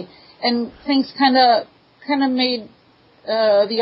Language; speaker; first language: English; non-native, fluent; Portuguese